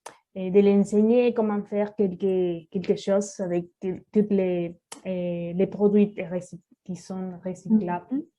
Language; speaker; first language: French; non-native, learner; Spanish